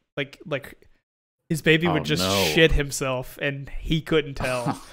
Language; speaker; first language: English; native; English